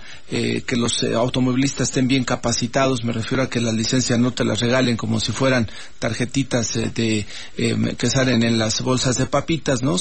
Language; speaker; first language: Spanish; native; Spanish